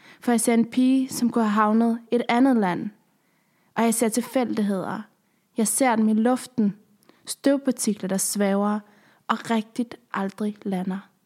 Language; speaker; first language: Danish; early bilingual, other home language; Persian